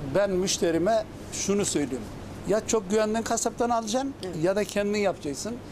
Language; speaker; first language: Turkish; native; Turkish